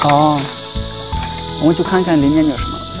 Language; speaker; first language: Chinese; non-native, fluent; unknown